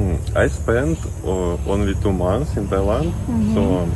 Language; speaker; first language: English; non-native, learner; Russian